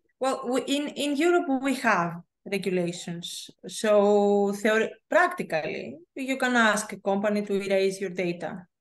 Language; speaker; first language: English; non-native, fluent; Greek